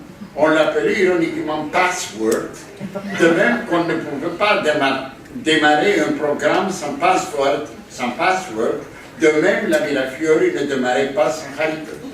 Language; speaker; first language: French; non-native, fluent; Greek